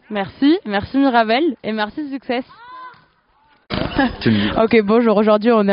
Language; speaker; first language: French; native; French